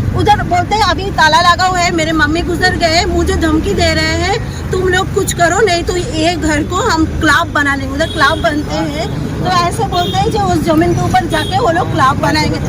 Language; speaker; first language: Hindi; non-native, local second language; Bangla